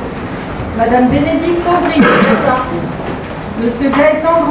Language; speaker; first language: French; native; French